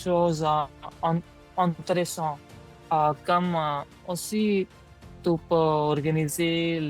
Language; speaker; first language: French; non-native, learner; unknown